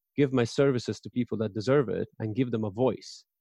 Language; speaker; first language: English; non-native, fluent; Italian